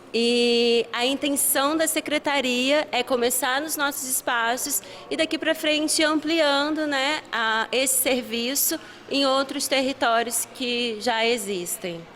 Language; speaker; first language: Portuguese; native; Portuguese